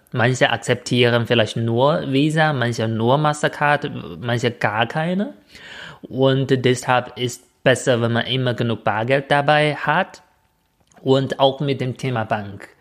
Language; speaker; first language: German; non-native, fluent; Chinese